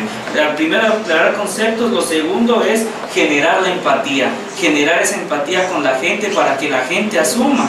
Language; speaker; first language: Spanish; native; Spanish